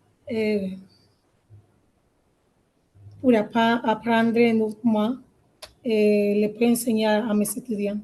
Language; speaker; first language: French; non-native, learner; Spanish